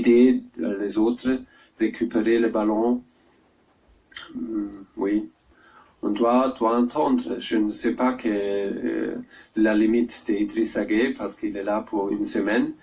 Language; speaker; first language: French; non-native, learner; German